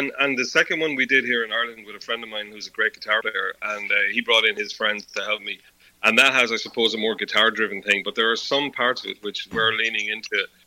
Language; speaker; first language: English; native; English